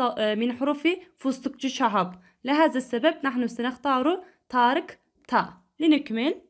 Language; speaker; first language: Arabic; non-native, fluent; Turkish